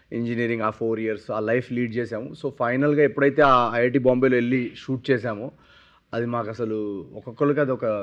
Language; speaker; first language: Telugu; native; Telugu